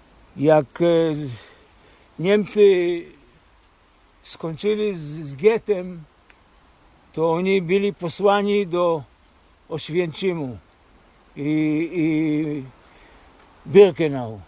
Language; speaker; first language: Polish; early bilingual, heritage; Polish